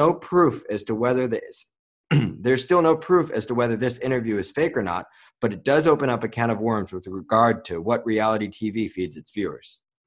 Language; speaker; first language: English; native; English